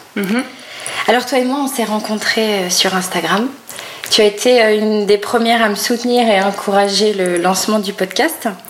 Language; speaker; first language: French; native; French